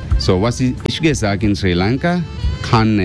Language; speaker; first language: German; non-native, learner; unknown